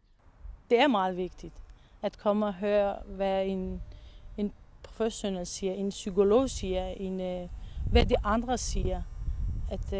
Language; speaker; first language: Danish; non-native, fluent; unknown